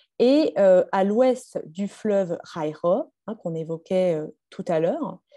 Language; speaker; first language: French; native; French